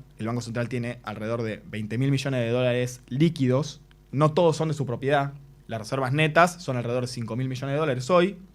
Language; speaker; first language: Spanish; native; Spanish